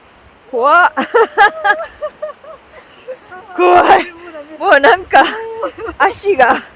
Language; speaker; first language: Japanese; non-native, fluent; English